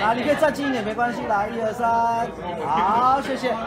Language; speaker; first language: Chinese; native; Chinese